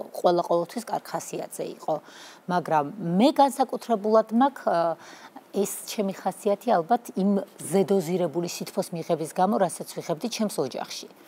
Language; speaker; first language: Georgian; native; Georgian